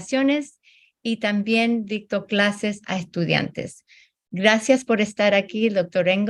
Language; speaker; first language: Spanish; non-native, fluent; English